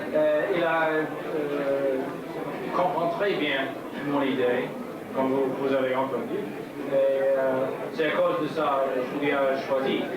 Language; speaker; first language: French; non-native, learner; English